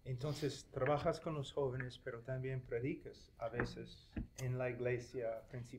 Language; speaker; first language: Spanish; non-native, fluent; English